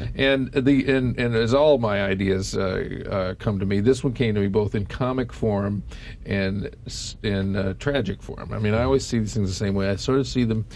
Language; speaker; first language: English; native; English